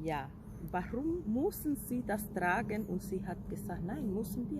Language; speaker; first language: German; non-native, fluent; Spanish